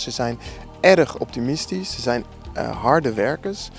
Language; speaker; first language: Dutch; non-native, fluent; English